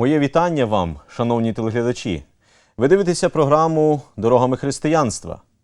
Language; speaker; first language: Ukrainian; native; Ukrainian